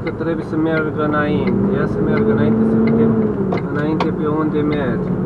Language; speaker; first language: Romanian; non-native, local second language; Hungarian